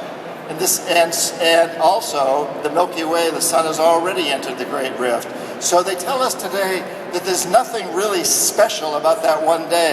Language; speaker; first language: English; native; English